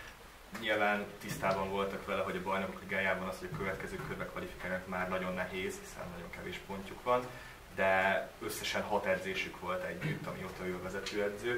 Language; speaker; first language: Hungarian; native; Hungarian